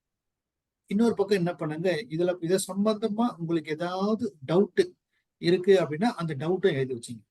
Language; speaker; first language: Tamil; native; Tamil